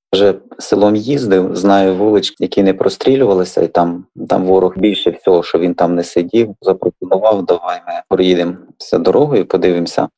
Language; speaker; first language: Ukrainian; native; Ukrainian